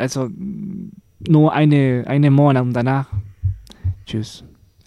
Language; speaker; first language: German; non-native, learner; Spanish